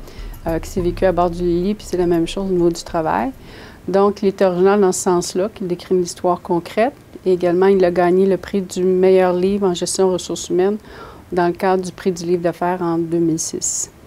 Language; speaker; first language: French; native; French